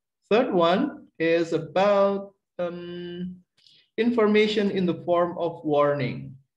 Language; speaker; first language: English; non-native, fluent; Indonesian